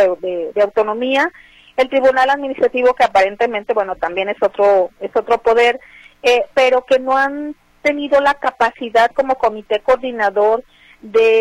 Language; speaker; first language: Spanish; native; Spanish